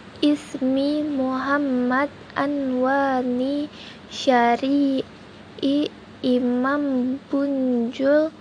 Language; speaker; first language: Arabic; non-native, learner; Indonesian